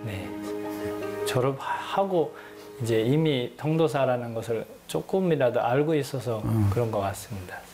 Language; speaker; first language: Korean; non-native, fluent; Hindi